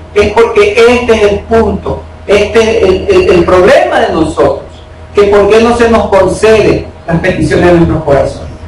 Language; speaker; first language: Spanish; native; Spanish